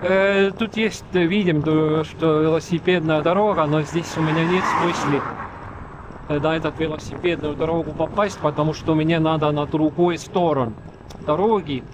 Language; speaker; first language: Russian; non-native, local second language; Estonian